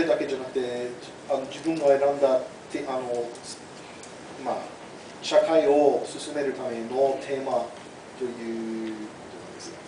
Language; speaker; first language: Japanese; non-native, fluent; English